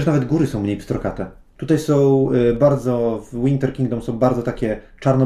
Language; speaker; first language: Polish; native; Polish